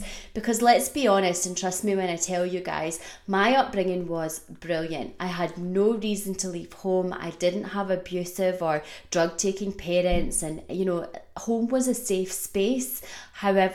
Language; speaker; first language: English; native; English